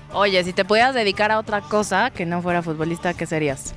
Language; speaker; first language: Spanish; native; Spanish